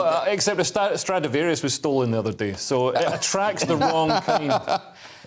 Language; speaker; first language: English; native; English